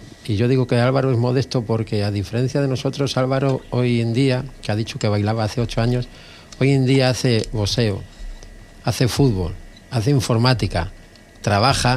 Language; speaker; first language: Spanish; native; Spanish